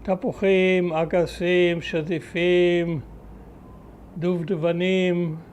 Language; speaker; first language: Hebrew; early bilingual, other home language; German